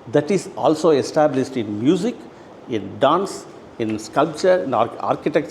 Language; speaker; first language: English; non-native, local second language; Tamil